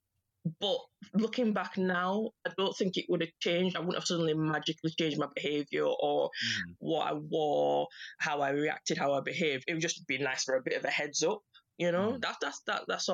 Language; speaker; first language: English; native; English